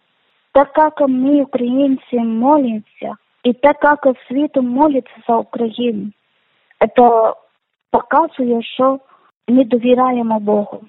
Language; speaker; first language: Ukrainian; non-native, learner; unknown